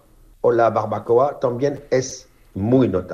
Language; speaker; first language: Spanish; non-native, fluent; French